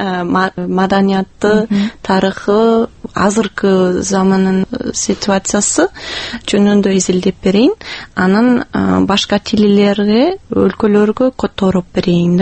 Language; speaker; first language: Kyrgyz; non-native, fluent; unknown